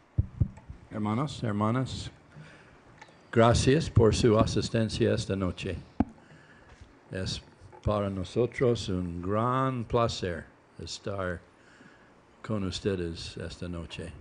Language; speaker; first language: Spanish; non-native, learner; English